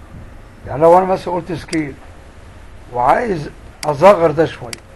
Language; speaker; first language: Arabic; native; Arabic